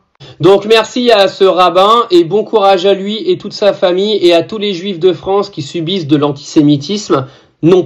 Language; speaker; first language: French; native; French